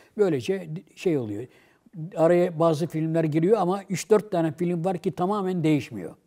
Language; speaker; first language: Turkish; native; Turkish